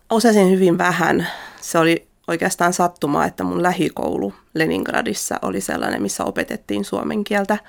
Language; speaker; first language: Finnish; early bilingual, other home language; Russian